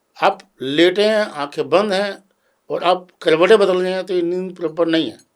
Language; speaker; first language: Hindi; native; Hindi